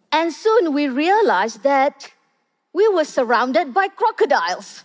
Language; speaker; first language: English; non-native, local second language; Malay